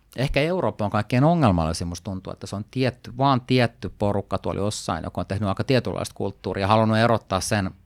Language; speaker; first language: Finnish; early bilingual, heritage; Finnish